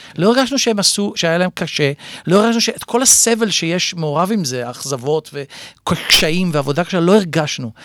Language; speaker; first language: Hebrew; native; Hebrew